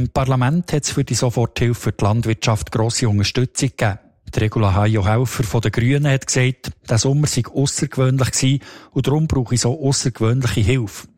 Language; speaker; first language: German; native; German